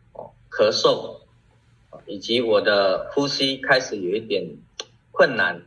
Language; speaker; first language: Chinese; early bilingual, heritage; Chinese